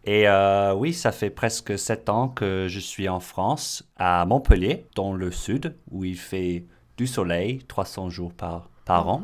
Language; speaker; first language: French; non-native, fluent; English